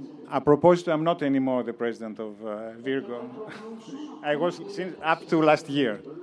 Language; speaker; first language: English; non-native, fluent; Greek